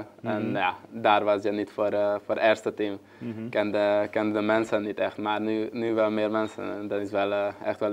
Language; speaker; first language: Dutch; non-native, learner; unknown